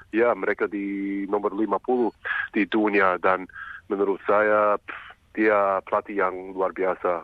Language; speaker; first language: Indonesian; non-native, fluent; English